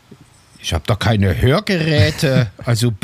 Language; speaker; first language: German; native; German